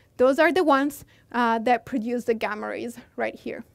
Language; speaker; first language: English; non-native, fluent; Italian